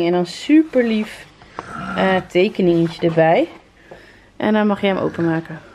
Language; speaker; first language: Dutch; native; Dutch